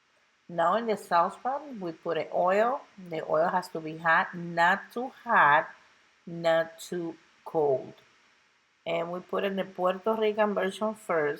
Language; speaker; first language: English; non-native, local second language; Spanish